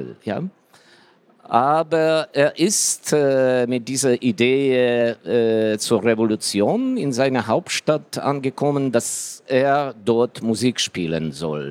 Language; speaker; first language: German; non-native, fluent; Ukrainian